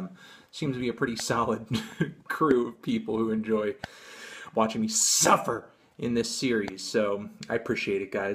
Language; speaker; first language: English; native; English